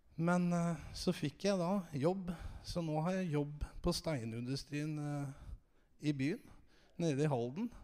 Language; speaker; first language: Norwegian; native; Norwegian